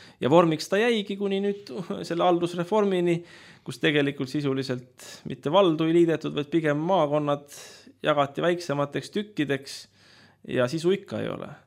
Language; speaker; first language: Estonian; native; Estonian